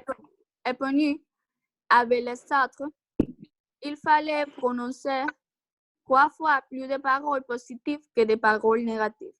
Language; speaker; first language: French; non-native, learner; Spanish